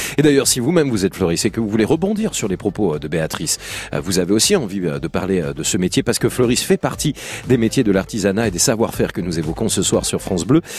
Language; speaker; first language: French; native; French